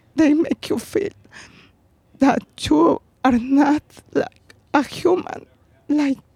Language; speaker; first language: English; non-native, fluent; Spanish